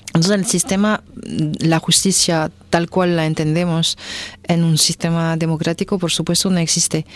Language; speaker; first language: Spanish; non-native, fluent; French